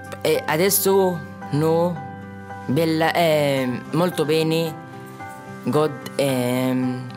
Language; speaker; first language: Italian; non-native, learner; Arabic